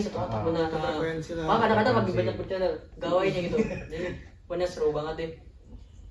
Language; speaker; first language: Indonesian; native; Indonesian